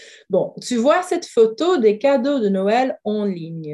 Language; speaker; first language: French; non-native, fluent; English